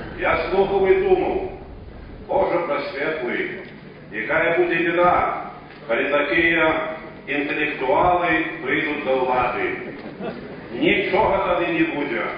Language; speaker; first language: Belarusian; native; Belarusian